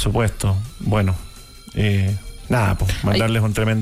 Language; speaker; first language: Spanish; native; Spanish